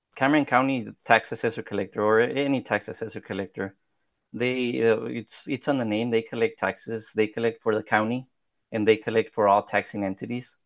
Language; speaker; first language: English; early bilingual, other home language; Spanish